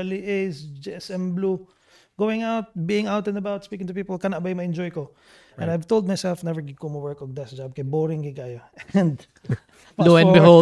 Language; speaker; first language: English; non-native, local second language; Cebuano